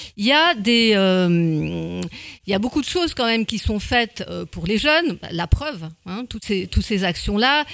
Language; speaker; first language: French; native; French